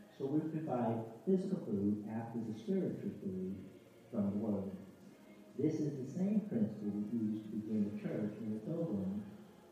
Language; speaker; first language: English; native; English